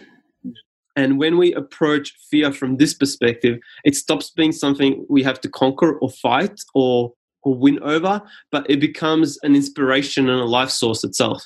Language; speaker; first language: English; non-native, local second language; Serbian